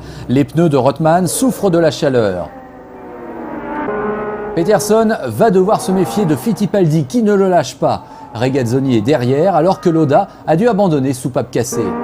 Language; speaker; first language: French; native; French